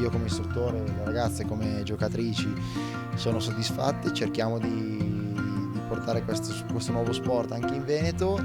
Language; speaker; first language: Italian; native; Italian